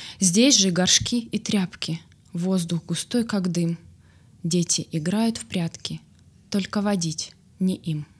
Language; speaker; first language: Russian; native; Russian